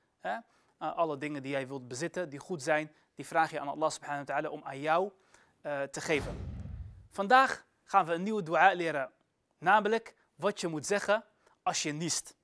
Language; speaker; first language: Dutch; early bilingual, other home language; Arabic